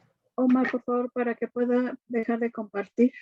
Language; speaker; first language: Spanish; native; Spanish